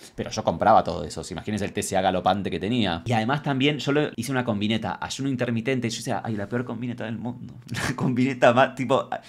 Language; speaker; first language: Spanish; native; Spanish